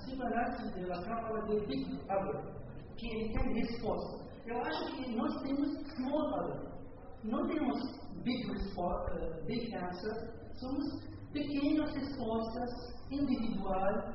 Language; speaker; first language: Portuguese; non-native, learner; Spanish